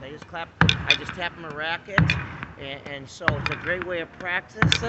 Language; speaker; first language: English; native; English